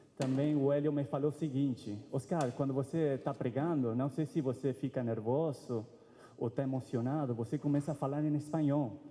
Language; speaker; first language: Portuguese; non-native, fluent; Spanish